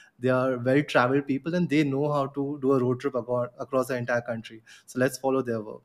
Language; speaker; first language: English; non-native, local second language; Gujarati